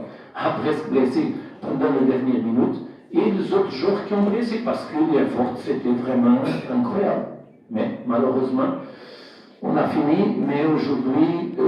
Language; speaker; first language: French; non-native, fluent; Portuguese